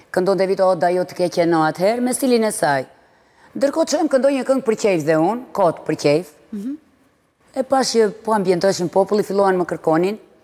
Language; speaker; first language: Albanian; early bilingual, heritage; Albanian